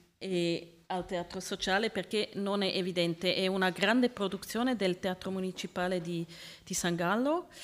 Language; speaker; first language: Italian; non-native, learner; Swiss German